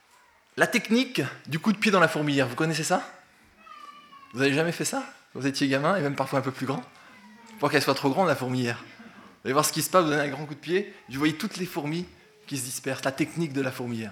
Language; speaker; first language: French; native; French